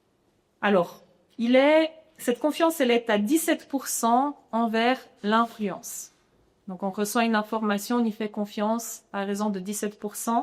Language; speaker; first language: French; native; French